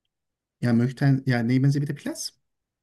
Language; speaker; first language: German; non-native, learner; Turkish